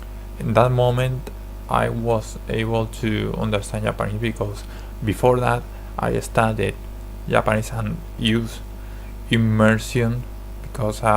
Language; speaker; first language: English; non-native, learner; Spanish